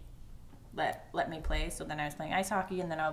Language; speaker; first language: English; native; English